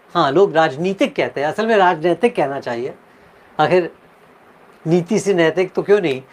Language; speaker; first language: Hindi; native; Hindi